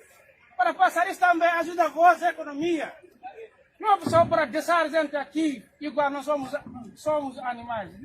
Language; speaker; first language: Portuguese; non-native, fluent; Haitian Creole